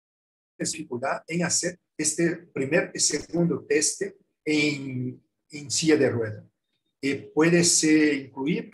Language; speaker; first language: Spanish; non-native, learner; Portuguese